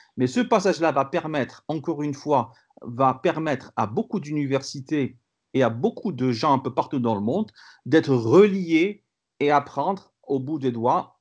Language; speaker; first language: French; non-native, local second language; Kabyle